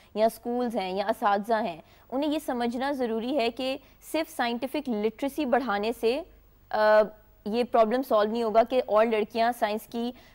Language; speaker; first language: Hindi; native; Hindi